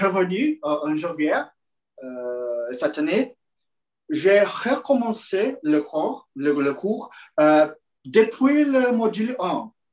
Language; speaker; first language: French; non-native, learner; Portuguese